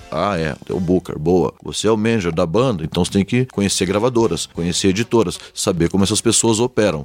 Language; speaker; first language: Portuguese; early bilingual, heritage; Portuguese